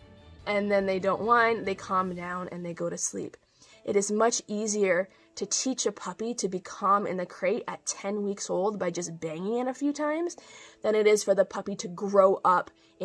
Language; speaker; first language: English; native; English